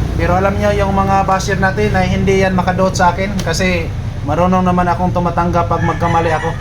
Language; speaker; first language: Filipino; non-native, local second language; Cebuano